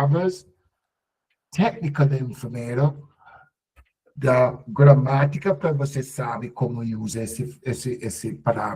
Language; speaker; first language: Portuguese; non-native, learner; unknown